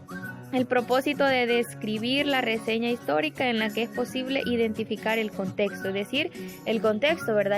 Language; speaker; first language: Spanish; native; Spanish